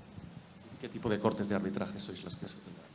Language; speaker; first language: Spanish; native; Spanish